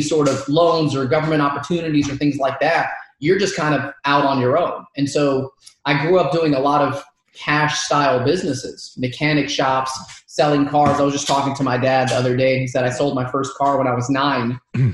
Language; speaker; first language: English; early bilingual, other home language; Arabic